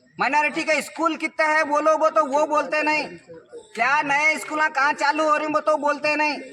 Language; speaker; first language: Hindi; non-native, local second language; Urdu